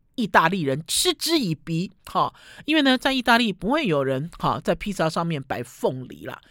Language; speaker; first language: Chinese; native; Chinese